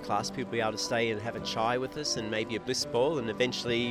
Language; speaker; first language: English; native; English